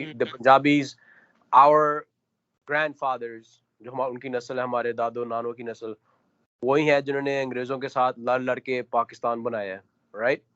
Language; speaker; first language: Urdu; non-native, local second language; Punjabi